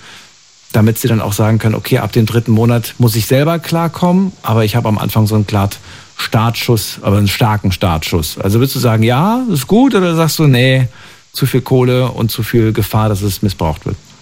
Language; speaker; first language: German; native; German